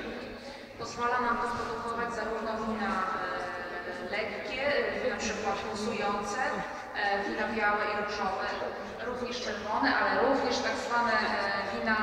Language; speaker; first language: Polish; native; Polish